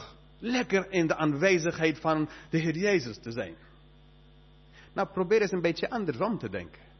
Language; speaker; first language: Dutch; non-native, fluent; English